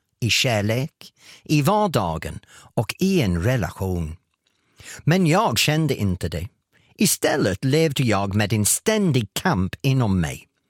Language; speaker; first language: Swedish; non-native, fluent; English